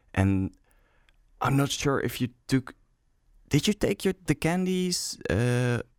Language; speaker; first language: English; non-native, fluent; Dutch